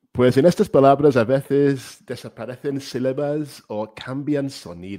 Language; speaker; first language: Spanish; non-native, fluent; English